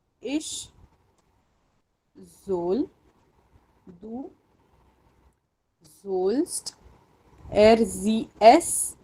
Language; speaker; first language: German; non-native, fluent; Hindi